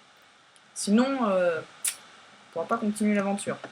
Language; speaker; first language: French; native; French